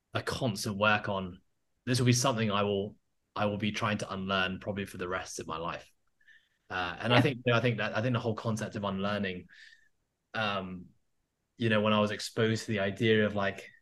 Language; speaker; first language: English; native; English